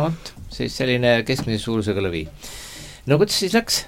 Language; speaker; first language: Estonian; native; Estonian